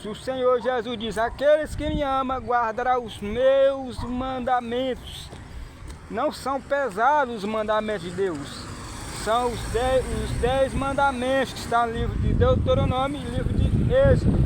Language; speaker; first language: Portuguese; native; Portuguese